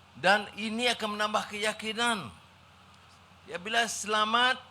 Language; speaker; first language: Malay; native; Malay